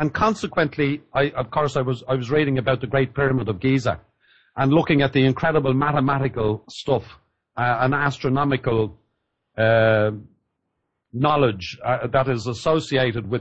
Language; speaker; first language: English; native; English